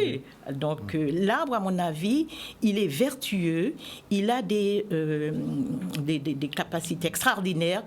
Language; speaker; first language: French; native; French